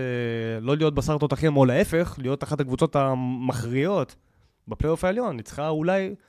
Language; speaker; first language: Hebrew; native; Hebrew